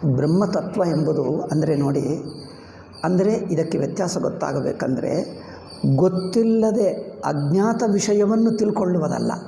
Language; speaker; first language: Kannada; non-native, local second language; Telugu